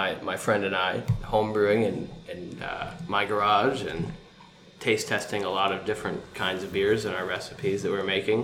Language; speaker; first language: English; native; English